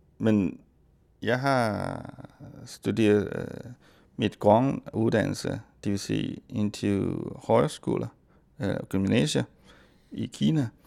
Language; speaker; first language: Danish; non-native, fluent; Chinese